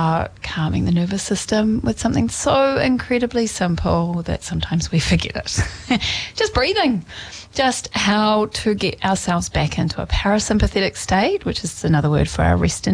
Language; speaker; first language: English; native; English